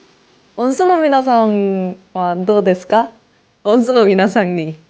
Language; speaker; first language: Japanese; non-native, learner; Korean